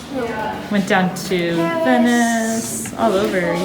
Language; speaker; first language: English; native; English